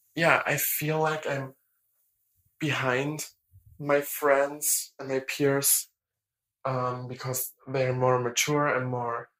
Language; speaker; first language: English; non-native, fluent; German